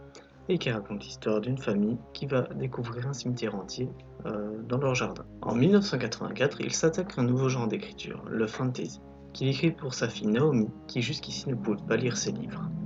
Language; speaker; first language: French; native; French